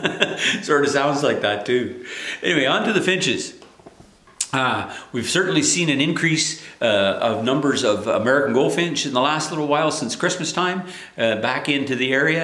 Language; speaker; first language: English; native; English